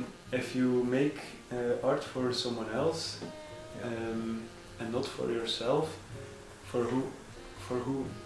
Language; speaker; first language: English; non-native, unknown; Dutch